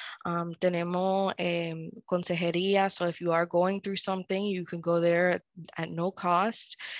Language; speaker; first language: English; early bilingual, other home language; Spanish